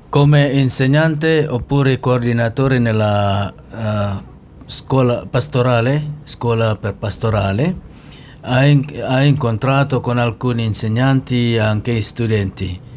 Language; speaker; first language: Italian; non-native, learner; Indonesian